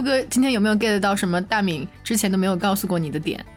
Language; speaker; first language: Chinese; native; Chinese